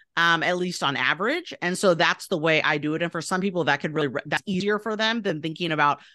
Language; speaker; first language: English; native; English